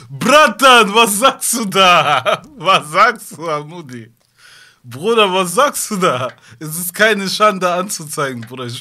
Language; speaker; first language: German; early bilingual, other home language; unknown